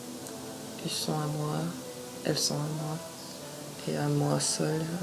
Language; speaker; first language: French; non-native, fluent; English